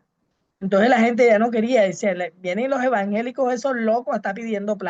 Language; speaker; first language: Spanish; native; Spanish